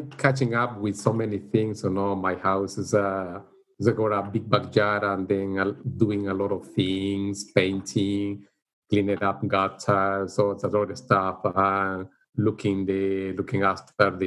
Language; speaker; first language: English; non-native, learner; Spanish